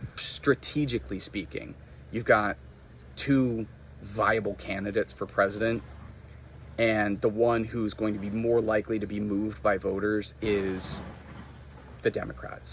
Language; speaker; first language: English; native; English